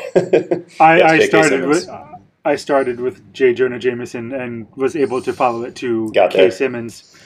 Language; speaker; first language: English; native; English